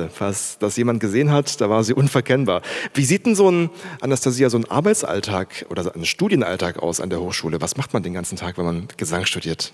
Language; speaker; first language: German; native; German